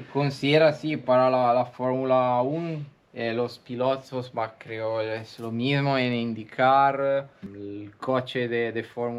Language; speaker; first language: Spanish; non-native, learner; Italian